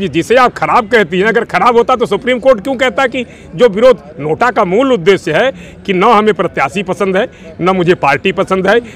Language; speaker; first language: Hindi; native; Hindi